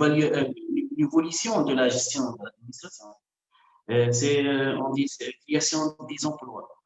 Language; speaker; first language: French; non-native, local second language; Arabic